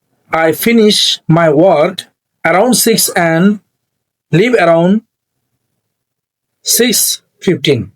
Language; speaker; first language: English; non-native, learner; Bangla